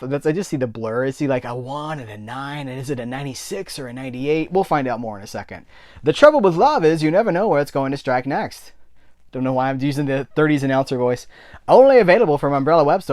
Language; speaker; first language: English; native; English